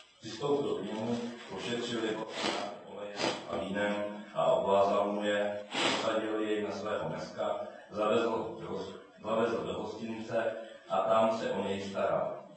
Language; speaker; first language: Czech; native; Czech